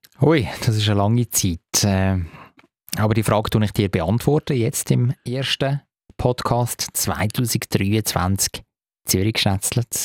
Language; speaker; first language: German; native; German